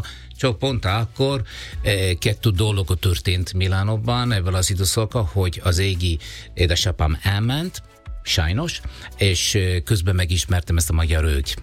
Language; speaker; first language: Hungarian; non-native, learner; Italian